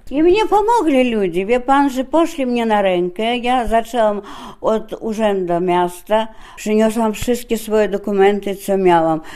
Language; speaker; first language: Polish; non-native, fluent; Russian